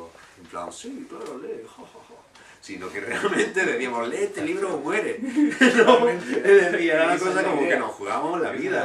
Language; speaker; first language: Spanish; native; Spanish